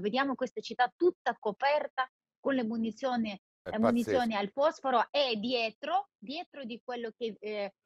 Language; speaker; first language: Italian; non-native, fluent; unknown